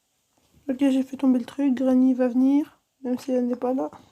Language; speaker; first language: French; native; French